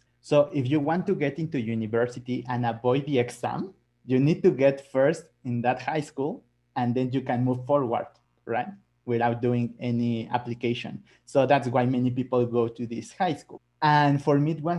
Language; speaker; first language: English; non-native, fluent; Spanish